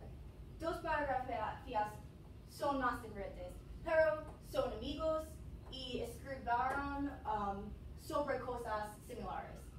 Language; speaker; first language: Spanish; non-native, learner; English